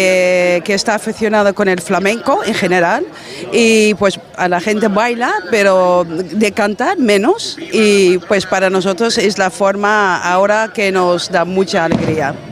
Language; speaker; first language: Spanish; non-native, fluent; Dutch